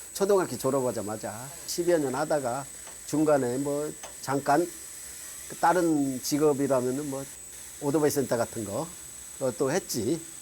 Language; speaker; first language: Korean; native; Korean